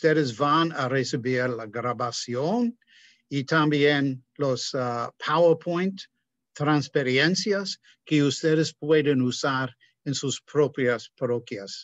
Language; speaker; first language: Spanish; non-native, fluent; English